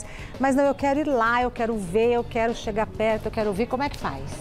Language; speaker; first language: Portuguese; native; Portuguese